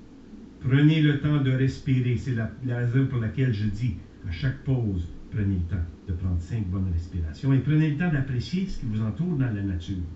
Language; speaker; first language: French; native; French